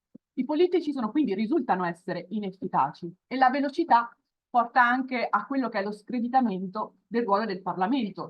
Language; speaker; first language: Italian; native; Italian